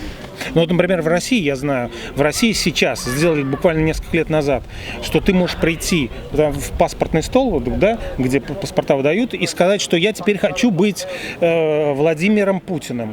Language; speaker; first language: Russian; native; Russian